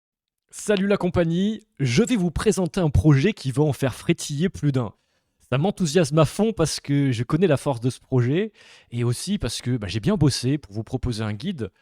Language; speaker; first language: French; native; French